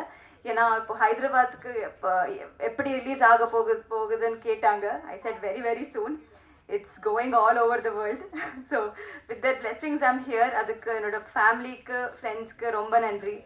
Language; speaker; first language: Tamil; non-native, learner; Telugu